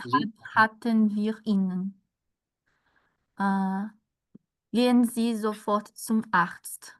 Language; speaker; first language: German; non-native, learner; Portuguese